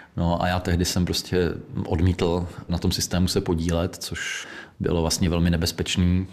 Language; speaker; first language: Czech; native; Czech